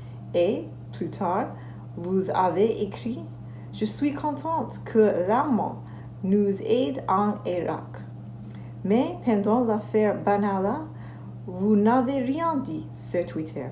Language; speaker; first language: French; non-native, learner; English